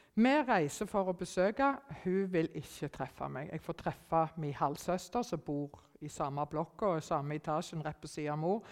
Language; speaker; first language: Norwegian; early bilingual, other home language; German